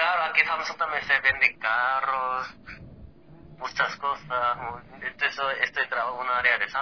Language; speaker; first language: Spanish; non-native, fluent; Korean